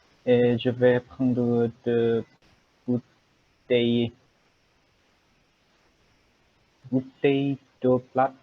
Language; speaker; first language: French; non-native, learner; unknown